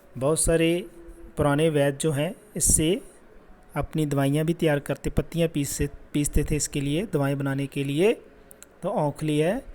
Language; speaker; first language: Hindi; non-native, local second language; Punjabi